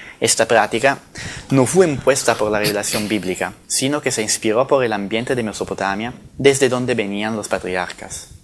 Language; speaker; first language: Spanish; non-native, fluent; Italian